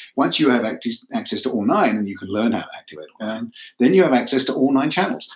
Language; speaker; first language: English; native; English